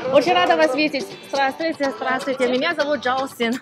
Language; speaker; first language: Russian; non-native, fluent; Chinese